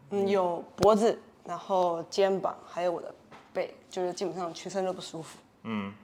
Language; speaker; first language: Chinese; native; Chinese